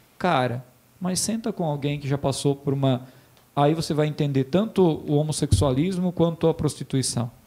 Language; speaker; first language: Portuguese; native; Portuguese